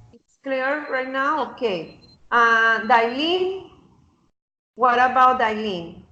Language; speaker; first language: English; non-native, fluent; Spanish